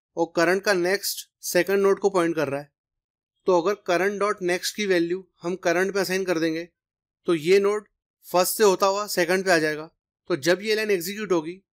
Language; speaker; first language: Hindi; native; Hindi